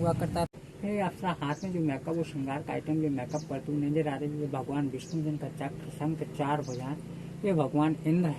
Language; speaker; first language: Hindi; native; Hindi